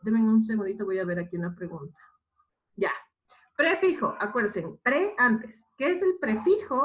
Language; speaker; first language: Spanish; native; Spanish